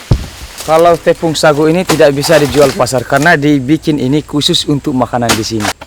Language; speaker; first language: Indonesian; non-native, local second language; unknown